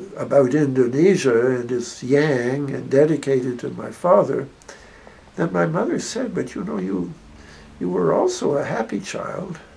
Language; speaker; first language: English; native; English